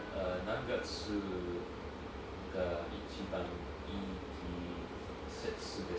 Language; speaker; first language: Japanese; non-native, learner; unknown